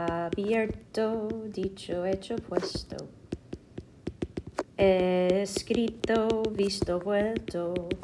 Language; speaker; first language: Spanish; non-native, fluent; English